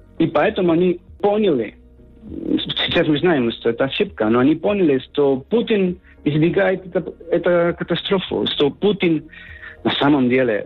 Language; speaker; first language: Russian; non-native, learner; Spanish